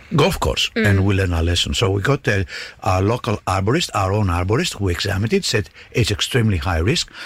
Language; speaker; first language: English; non-native, fluent; Greek